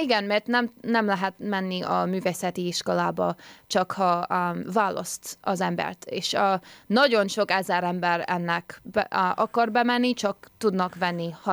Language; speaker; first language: Hungarian; early bilingual, heritage; Hungarian